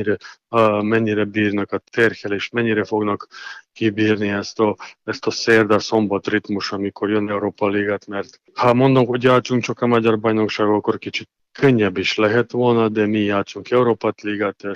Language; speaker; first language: Hungarian; non-native, learner; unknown